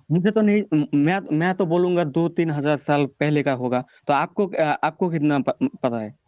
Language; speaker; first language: Hindi; non-native, local second language; Bangla